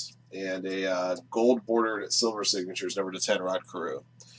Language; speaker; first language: English; native; English